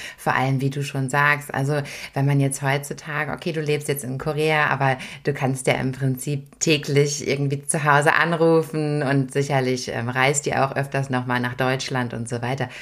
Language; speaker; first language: German; native; German